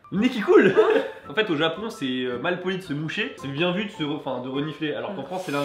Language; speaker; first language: French; native; French